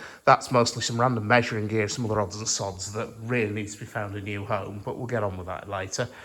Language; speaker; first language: English; native; English